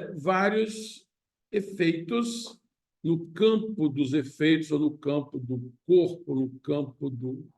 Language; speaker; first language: Portuguese; native; Portuguese